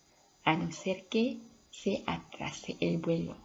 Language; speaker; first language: Spanish; non-native, fluent; Korean